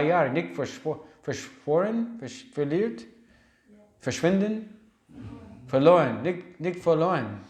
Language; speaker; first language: German; non-native, learner; English